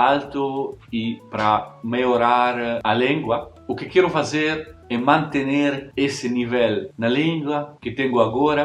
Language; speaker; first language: Portuguese; non-native, learner; Italian